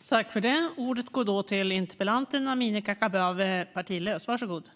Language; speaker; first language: Swedish; native; Swedish